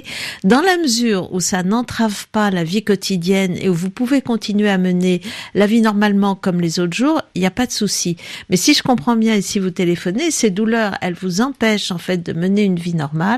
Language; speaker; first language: French; native; French